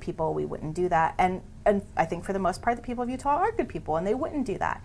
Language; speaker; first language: English; native; English